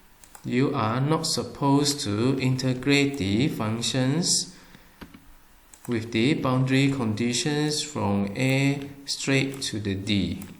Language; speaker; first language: English; non-native, fluent; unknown